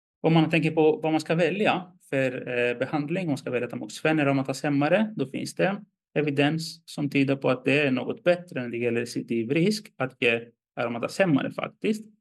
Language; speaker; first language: Swedish; non-native, fluent; Greek